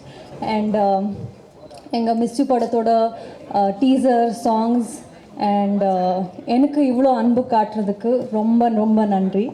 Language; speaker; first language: Tamil; non-native, learner; Kannada